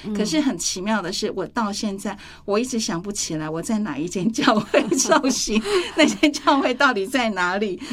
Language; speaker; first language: Chinese; native; Chinese